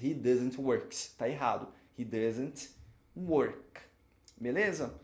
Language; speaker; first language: English; non-native, fluent; Portuguese